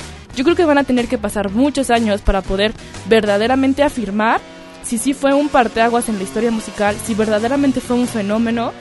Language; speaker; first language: Spanish; native; Spanish